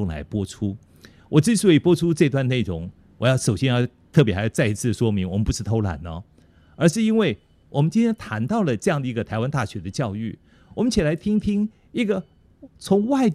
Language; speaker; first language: Chinese; native; Chinese